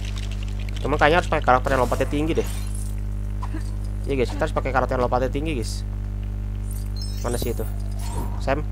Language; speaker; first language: Indonesian; native; Indonesian